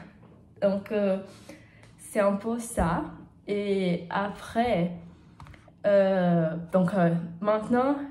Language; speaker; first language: French; non-native, learner; Portuguese